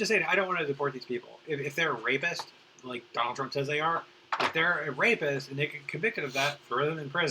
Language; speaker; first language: English; native; English